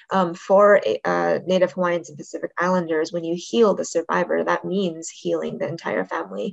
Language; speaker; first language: English; native; English